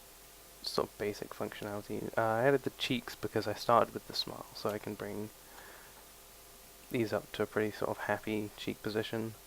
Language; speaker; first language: English; native; English